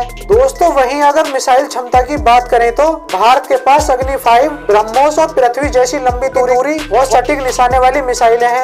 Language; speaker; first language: Hindi; native; Hindi